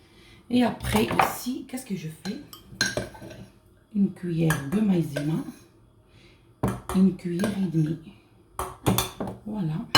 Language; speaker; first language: French; non-native, local second language; Arabic